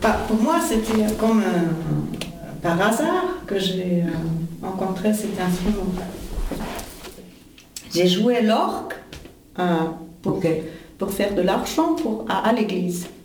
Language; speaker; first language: French; non-native, fluent; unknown